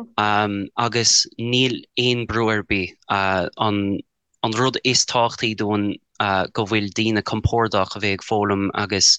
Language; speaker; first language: Irish; non-native, fluent; English